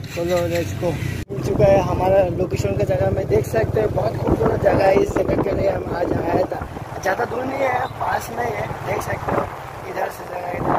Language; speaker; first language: Hindi; non-native, local second language; Bangla